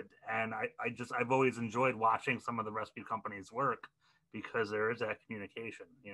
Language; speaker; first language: English; native; English